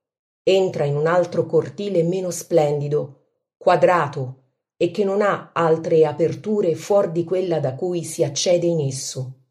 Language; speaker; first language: Italian; native; Italian